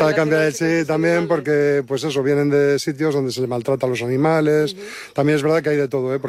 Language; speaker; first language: Spanish; native; Spanish